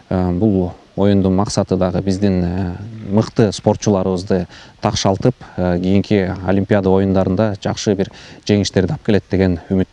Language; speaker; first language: Kyrgyz; native; Kyrgyz